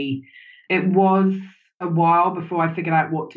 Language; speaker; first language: English; native; English